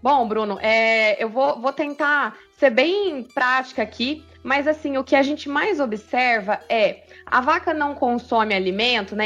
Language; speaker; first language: Portuguese; native; Portuguese